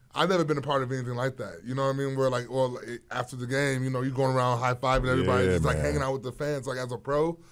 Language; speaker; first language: English; native; English